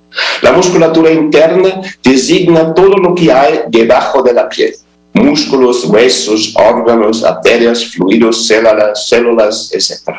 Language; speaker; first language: Spanish; non-native, fluent; Portuguese